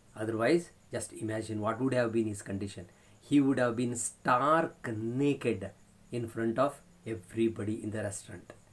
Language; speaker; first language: English; non-native, local second language; Kannada